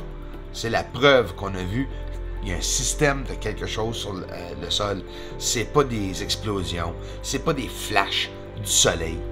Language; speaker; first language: French; native; French